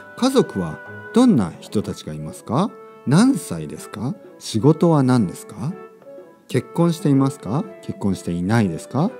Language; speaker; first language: Japanese; native; Japanese